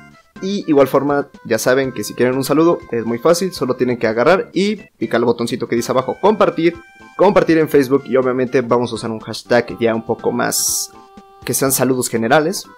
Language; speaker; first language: Spanish; native; Spanish